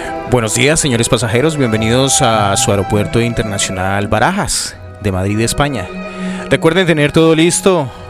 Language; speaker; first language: Spanish; native; Spanish